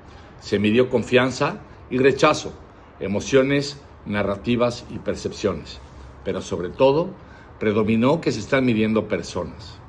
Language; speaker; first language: Spanish; native; Spanish